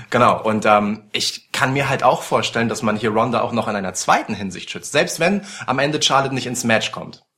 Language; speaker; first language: German; early bilingual, other home language; Polish